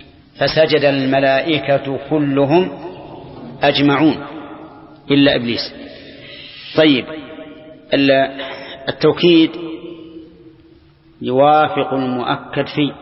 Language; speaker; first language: Arabic; native; Arabic